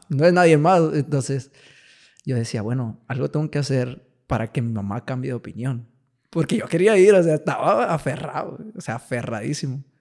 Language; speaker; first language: Spanish; native; Spanish